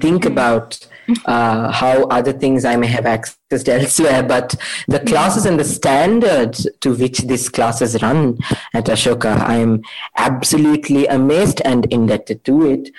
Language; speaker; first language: English; non-native, local second language; Kannada